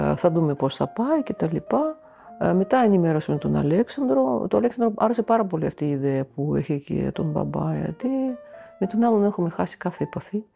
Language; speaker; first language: Greek; non-native, fluent; Russian